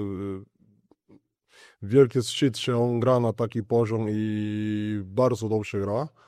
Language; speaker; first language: Polish; non-native, learner; Spanish